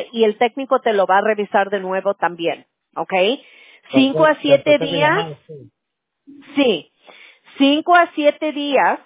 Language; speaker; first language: Spanish; early bilingual, heritage; English